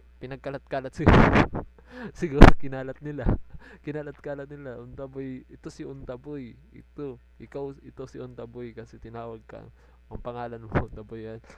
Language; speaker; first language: Filipino; non-native, local second language; Bikol